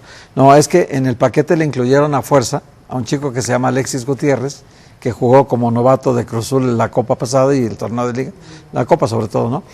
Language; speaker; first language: Spanish; native; Spanish